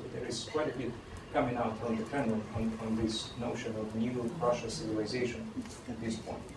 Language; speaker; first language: English; non-native, fluent; Russian